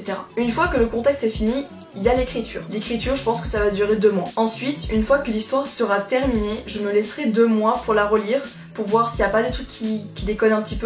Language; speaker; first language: French; native; French